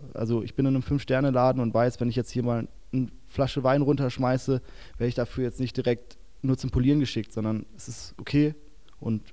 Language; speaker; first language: German; native; German